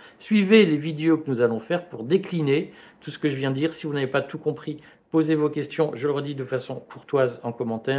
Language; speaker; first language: French; native; French